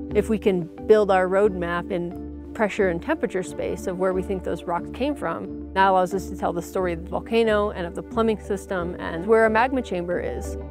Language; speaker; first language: English; native; English